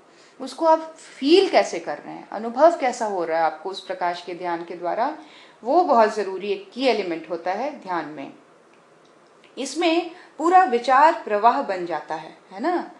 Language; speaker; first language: Hindi; native; Hindi